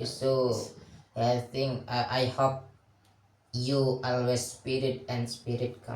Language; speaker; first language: English; non-native, learner; Indonesian